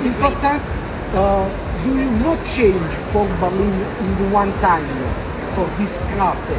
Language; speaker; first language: English; non-native, learner; Italian